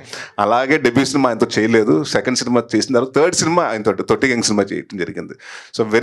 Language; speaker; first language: Telugu; native; Telugu